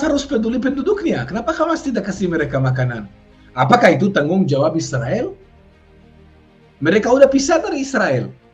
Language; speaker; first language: Indonesian; non-native, fluent; Hebrew